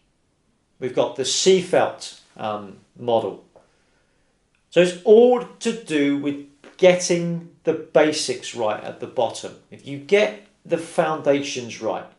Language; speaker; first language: English; native; English